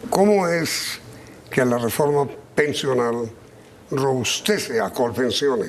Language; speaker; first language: Spanish; native; Spanish